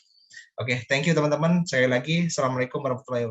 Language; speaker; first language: Indonesian; native; Indonesian